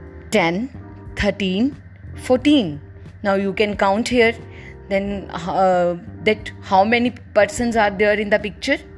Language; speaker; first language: English; non-native, local second language; Punjabi